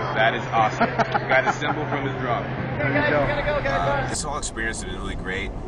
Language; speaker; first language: English; native; English